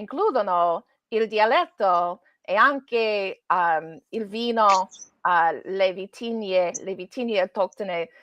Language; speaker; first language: Italian; non-native, learner; English